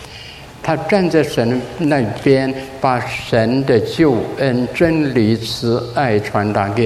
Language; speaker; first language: Chinese; native; Chinese